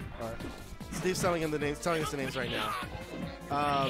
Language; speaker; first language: English; native; English